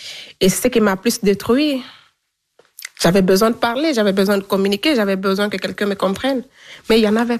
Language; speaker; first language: French; non-native, local second language; Fula